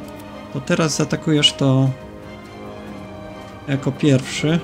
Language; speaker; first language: Polish; native; Polish